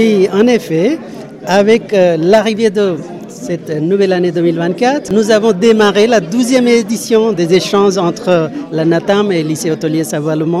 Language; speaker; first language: French; non-native, fluent; Nepali